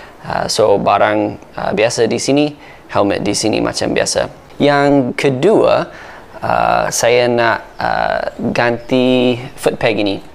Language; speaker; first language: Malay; non-native, fluent; English